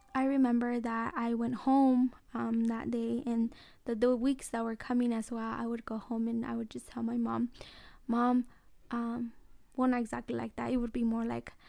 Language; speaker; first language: English; early bilingual, other home language; Mixtepec Mixtec